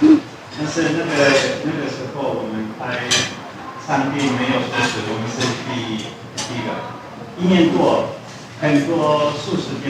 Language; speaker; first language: Chinese; non-native, learner; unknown